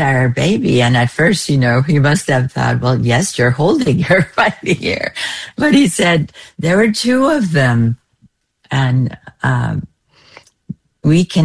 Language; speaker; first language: English; non-native, fluent; Spanish